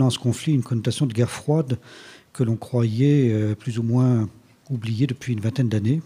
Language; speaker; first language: French; native; French